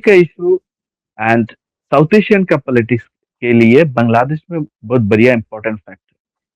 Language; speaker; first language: Hindi; non-native, learner; Bangla